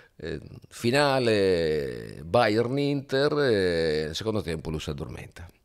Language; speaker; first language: Italian; native; Italian